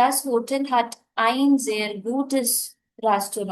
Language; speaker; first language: German; non-native, fluent; Hindi